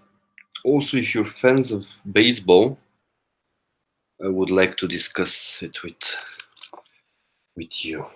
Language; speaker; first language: English; non-native, fluent; Korean